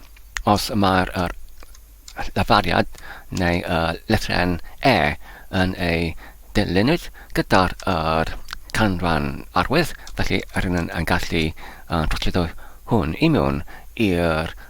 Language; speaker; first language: Welsh; non-native, learner; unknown